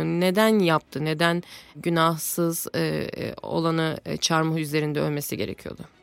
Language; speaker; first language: Turkish; native; Turkish